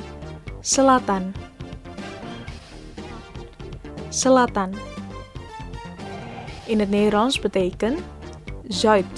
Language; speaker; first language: Dutch; non-native, learner; Indonesian